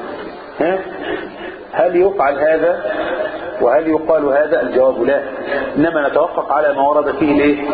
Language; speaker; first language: Arabic; native; Arabic